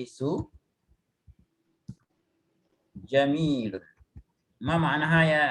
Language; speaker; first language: Arabic; non-native, fluent; Indonesian